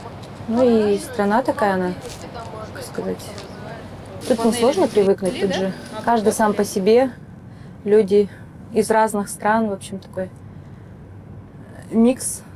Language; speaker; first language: Russian; native; Russian